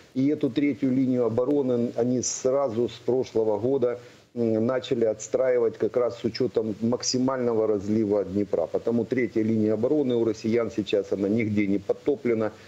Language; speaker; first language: Russian; native; Russian